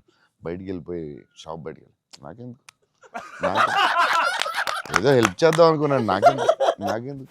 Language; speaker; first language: Telugu; native; Telugu